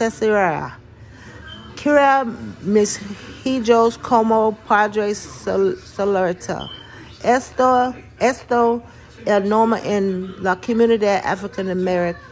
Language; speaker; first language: Spanish; non-native, learner; English